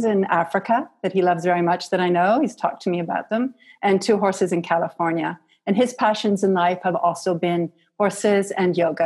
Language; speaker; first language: English; native; English